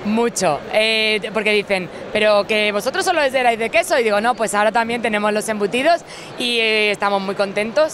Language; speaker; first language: Spanish; native; Spanish